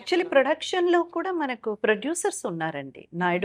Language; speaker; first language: Telugu; native; Telugu